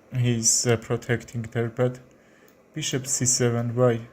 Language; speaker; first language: English; non-native, learner; Armenian